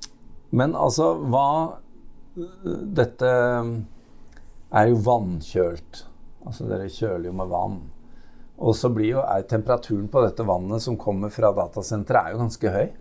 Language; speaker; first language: Norwegian; native; Norwegian